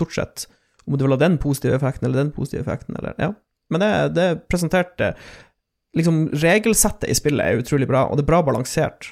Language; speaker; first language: Norwegian; native; Norwegian